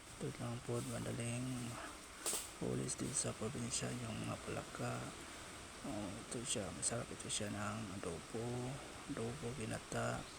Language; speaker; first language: Filipino; non-native, local second language; Cebuano